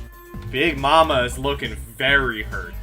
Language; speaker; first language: English; native; English